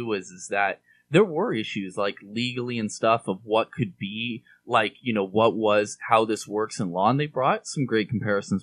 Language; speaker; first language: English; native; English